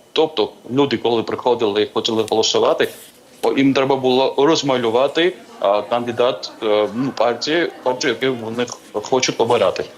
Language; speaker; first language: Ukrainian; non-native, fluent; Georgian